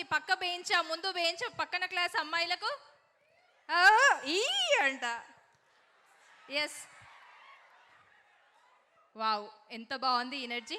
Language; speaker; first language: Telugu; native; Telugu